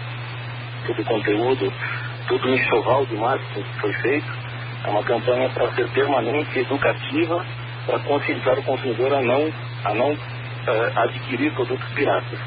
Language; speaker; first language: Portuguese; native; Portuguese